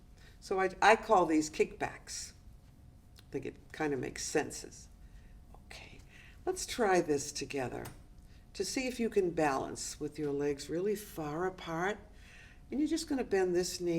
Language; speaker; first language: English; native; English